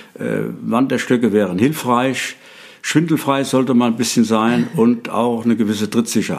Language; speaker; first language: German; native; German